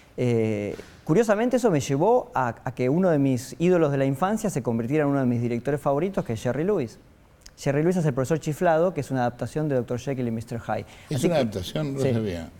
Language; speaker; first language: Spanish; native; Spanish